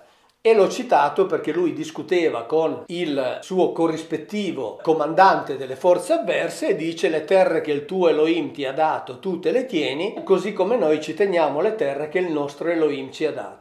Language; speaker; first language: Italian; native; Italian